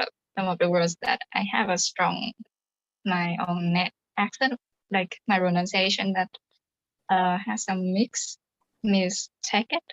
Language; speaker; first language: English; non-native, fluent; Vietnamese